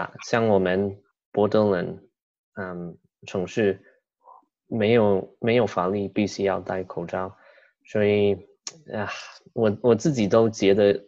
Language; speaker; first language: Chinese; non-native, fluent; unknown